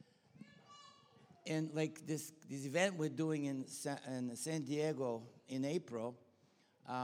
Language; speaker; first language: English; non-native, fluent; Bulgarian